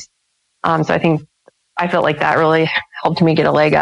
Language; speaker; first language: English; native; English